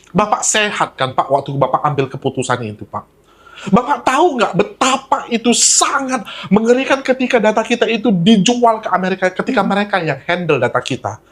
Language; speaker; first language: Indonesian; native; Indonesian